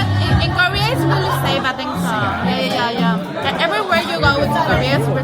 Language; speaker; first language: English; non-native, fluent; Spanish